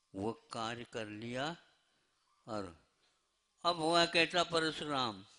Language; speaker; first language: Hindi; non-native, local second language; Kannada